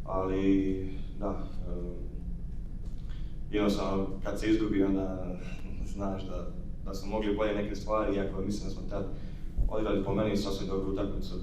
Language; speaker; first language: Croatian; native; Croatian